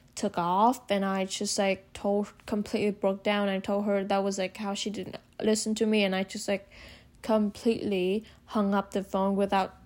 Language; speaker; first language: English; non-native, fluent; Vietnamese